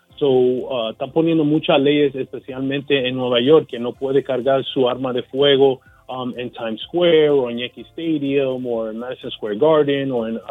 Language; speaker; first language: Spanish; early bilingual, heritage; Spanish